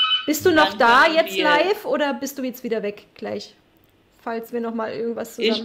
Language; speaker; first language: German; native; German